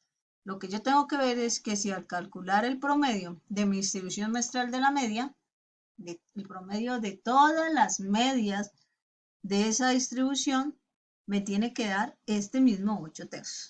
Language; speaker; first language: Spanish; native; Spanish